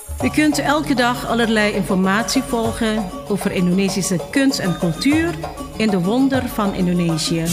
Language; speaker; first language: Dutch; non-native, fluent; Indonesian